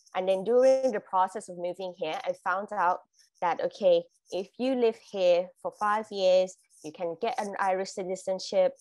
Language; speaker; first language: English; non-native, fluent; Thai